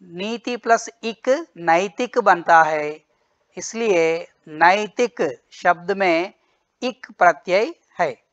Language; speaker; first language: Hindi; non-native, local second language; Telugu